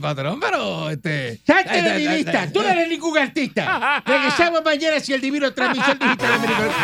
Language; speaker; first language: Spanish; native; Spanish